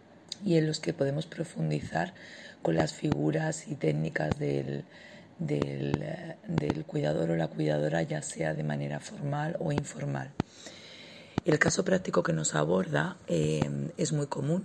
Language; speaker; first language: Spanish; native; Spanish